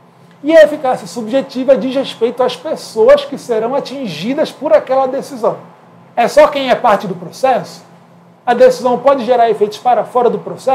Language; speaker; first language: Portuguese; native; Portuguese